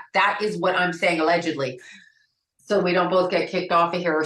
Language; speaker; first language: English; native; English